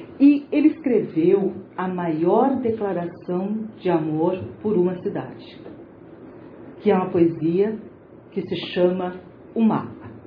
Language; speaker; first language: Portuguese; native; Portuguese